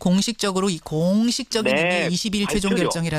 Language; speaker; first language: Korean; native; Korean